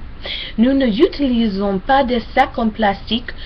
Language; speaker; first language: French; non-native, learner; English